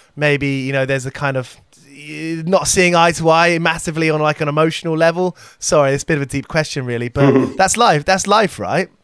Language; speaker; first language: English; native; English